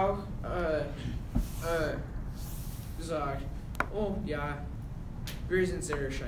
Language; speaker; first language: German; non-native, learner; English